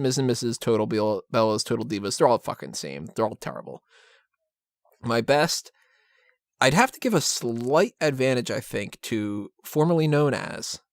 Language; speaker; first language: English; native; English